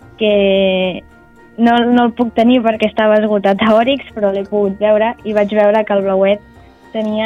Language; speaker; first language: Catalan; native; Catalan